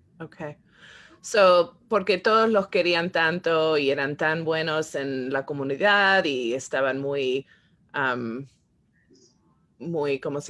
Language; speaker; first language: Spanish; non-native, fluent; English